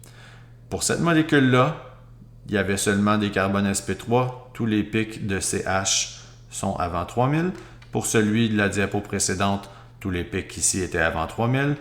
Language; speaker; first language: French; native; French